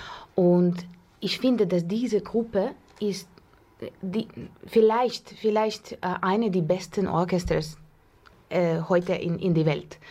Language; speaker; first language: German; non-native, fluent; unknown